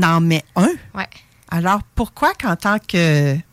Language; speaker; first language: French; native; French